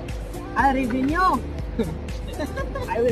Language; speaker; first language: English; non-native, local second language; Filipino